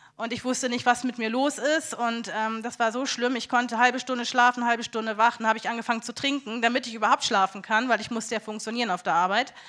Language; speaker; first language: German; native; German